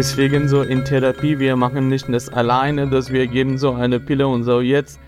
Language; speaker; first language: German; non-native, fluent; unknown